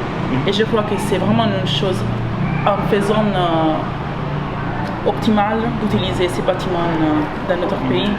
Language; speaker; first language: French; non-native, fluent; Italian